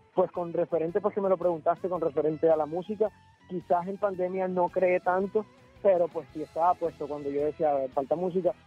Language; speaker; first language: Spanish; native; Spanish